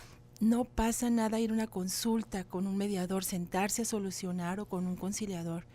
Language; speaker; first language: Spanish; native; Spanish